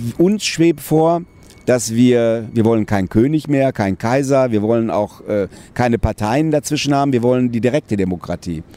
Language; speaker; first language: German; native; German